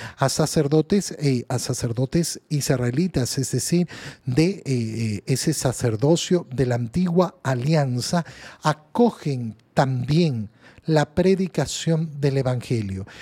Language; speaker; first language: Spanish; native; Spanish